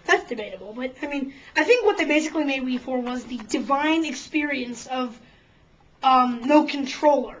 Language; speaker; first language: English; native; English